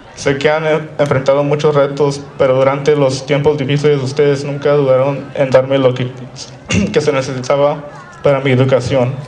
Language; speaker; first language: Spanish; early bilingual, heritage; Spanish